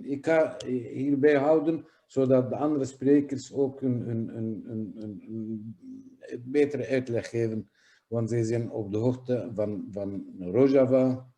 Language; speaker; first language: Dutch; non-native, fluent; Kurdish